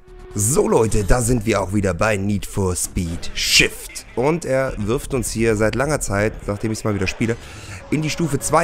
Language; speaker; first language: German; native; German